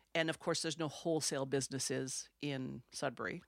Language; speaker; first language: English; non-native, fluent; French